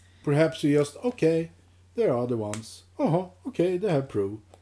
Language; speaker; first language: English; non-native, fluent; Swedish